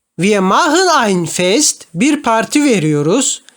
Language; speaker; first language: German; non-native, fluent; Turkish